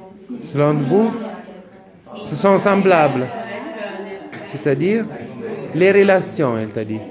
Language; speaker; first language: French; non-native, fluent; Italian